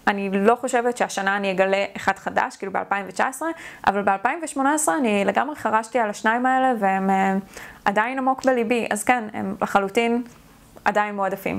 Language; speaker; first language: Hebrew; native; Hebrew